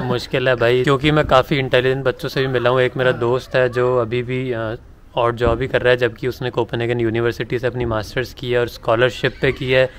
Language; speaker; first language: Hindi; native; Hindi